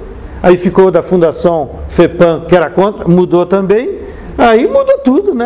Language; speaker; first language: Portuguese; native; Portuguese